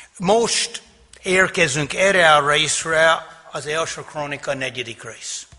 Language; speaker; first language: Hungarian; non-native, fluent; English